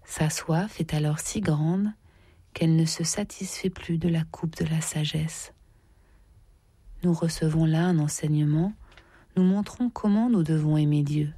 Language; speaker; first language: French; native; French